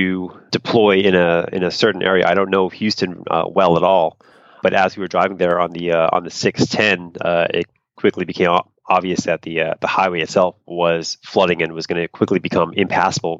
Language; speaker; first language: English; native; English